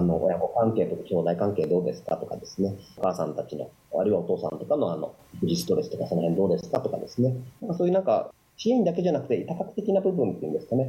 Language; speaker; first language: Japanese; native; Japanese